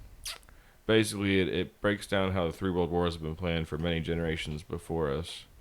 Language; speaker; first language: English; native; English